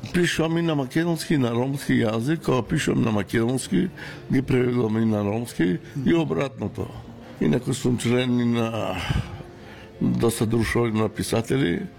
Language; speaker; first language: Macedonian; non-native, local second language; Romany